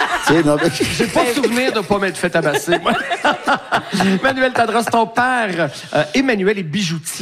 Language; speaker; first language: French; native; French